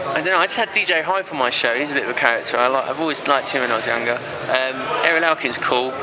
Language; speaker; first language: English; native; English